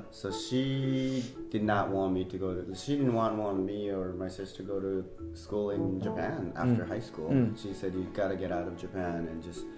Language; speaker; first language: English; non-native, fluent; Japanese